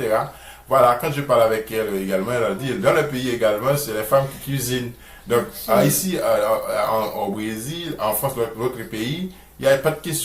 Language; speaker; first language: French; non-native, local second language; Haitian Creole